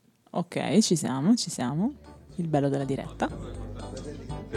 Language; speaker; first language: Italian; native; Italian